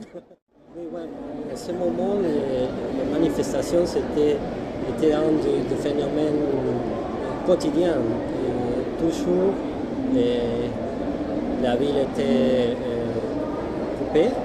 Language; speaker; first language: French; non-native, fluent; Spanish